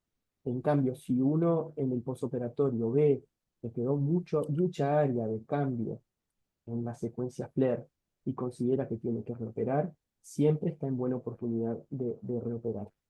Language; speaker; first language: Spanish; native; Spanish